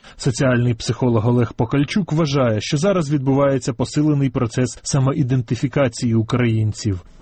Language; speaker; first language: Ukrainian; native; Ukrainian